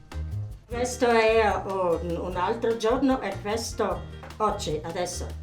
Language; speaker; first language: Italian; non-native, local second language; German